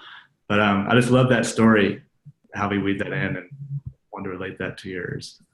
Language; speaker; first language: English; native; English